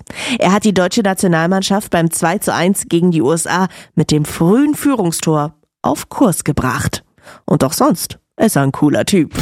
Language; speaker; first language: German; native; German